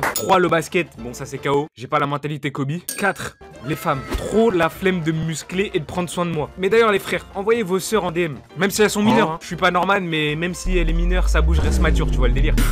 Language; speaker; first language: French; native; French